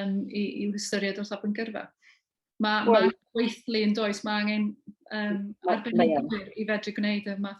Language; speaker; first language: Welsh; native; Welsh